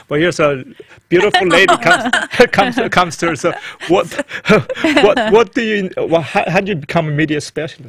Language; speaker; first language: English; non-native, fluent; Korean